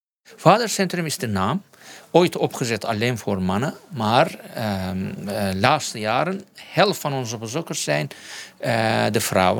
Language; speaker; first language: Dutch; non-native, fluent; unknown